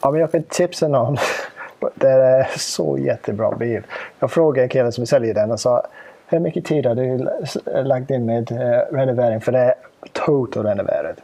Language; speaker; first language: Swedish; non-native, fluent; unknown